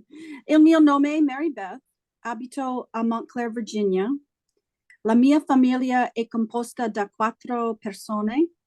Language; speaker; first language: Italian; non-native, learner; English